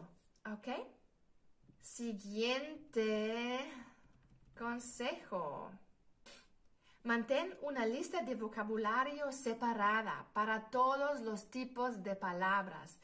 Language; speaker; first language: Spanish; non-native, fluent; German